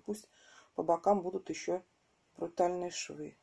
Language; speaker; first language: Russian; native; Russian